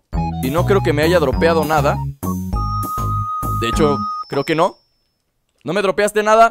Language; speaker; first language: Spanish; native; Spanish